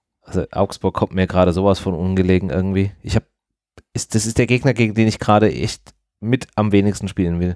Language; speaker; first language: German; native; German